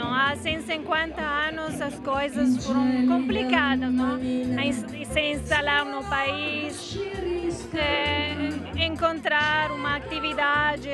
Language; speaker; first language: Portuguese; non-native, fluent; Italian